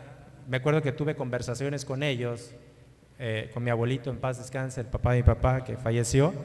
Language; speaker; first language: Spanish; native; Spanish